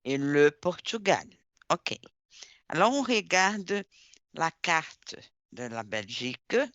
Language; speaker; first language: French; non-native, fluent; Portuguese